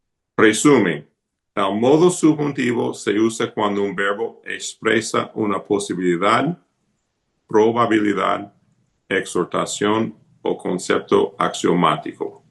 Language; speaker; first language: Spanish; non-native, fluent; English